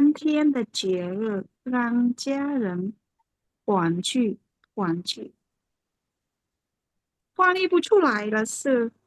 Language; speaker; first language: Chinese; non-native, learner; Khmer